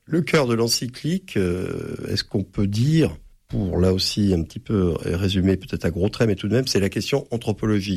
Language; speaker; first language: French; native; French